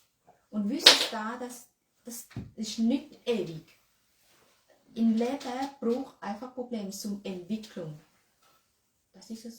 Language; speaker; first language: German; non-native, learner; Thai